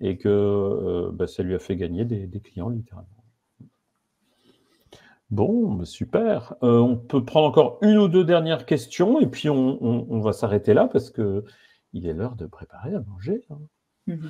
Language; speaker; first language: French; native; French